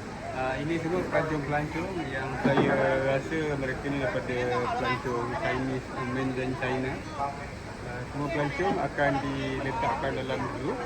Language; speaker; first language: Malay; native; Malay